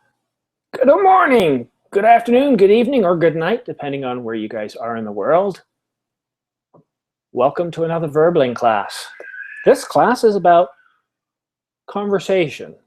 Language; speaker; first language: English; non-native, fluent; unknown